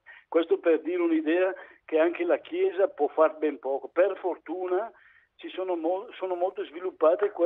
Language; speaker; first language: Italian; native; Italian